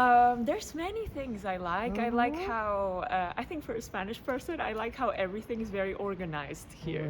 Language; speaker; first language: English; non-native, fluent; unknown